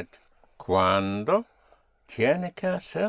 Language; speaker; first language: Spanish; non-native, fluent; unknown